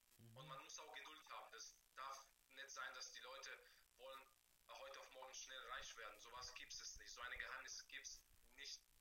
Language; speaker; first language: German; non-native, fluent; Bulgarian